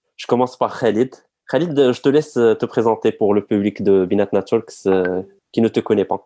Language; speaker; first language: French; non-native, local second language; Arabic